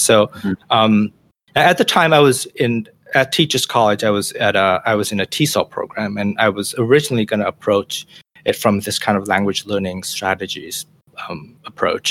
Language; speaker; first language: English; non-native, local second language; Chinese